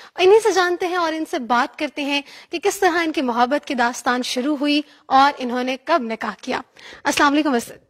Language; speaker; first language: Urdu; native; Urdu